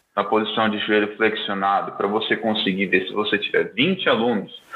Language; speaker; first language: Portuguese; native; Portuguese